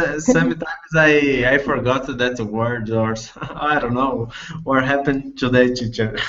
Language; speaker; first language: English; non-native, learner; Portuguese